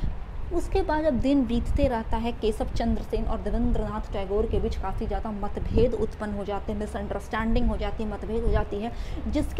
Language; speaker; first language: Hindi; native; Hindi